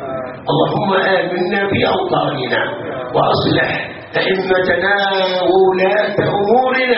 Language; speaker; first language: Arabic; native; Arabic